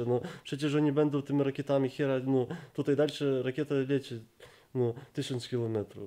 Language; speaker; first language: Polish; non-native, learner; Ukrainian